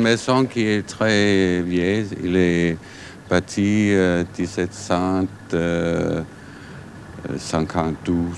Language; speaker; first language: French; non-native, fluent; Danish